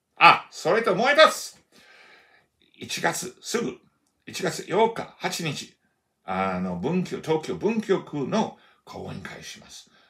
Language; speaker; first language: Japanese; non-native, fluent; English